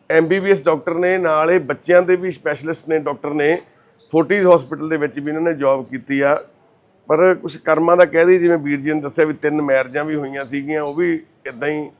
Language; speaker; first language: Punjabi; native; Punjabi